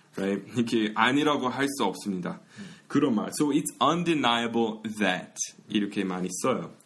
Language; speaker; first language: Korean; non-native, fluent; English